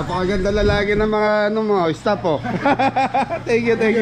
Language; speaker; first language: Filipino; native; Filipino